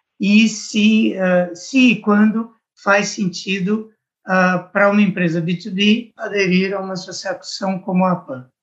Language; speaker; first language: Portuguese; native; Portuguese